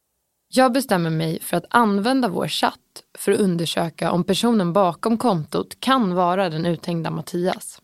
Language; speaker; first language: Swedish; native; Swedish